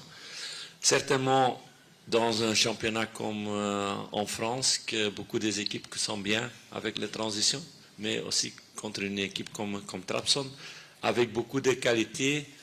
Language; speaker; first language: French; non-native, fluent; Dutch